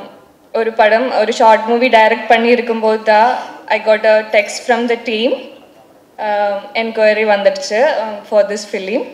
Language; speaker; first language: Tamil; non-native, learner; Malayalam